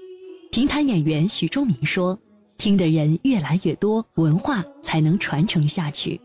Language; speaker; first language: Chinese; native; Chinese